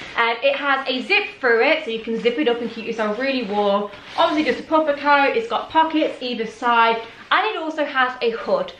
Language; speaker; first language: English; native; English